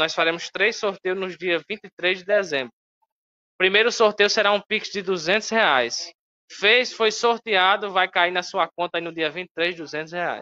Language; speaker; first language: Portuguese; native; Portuguese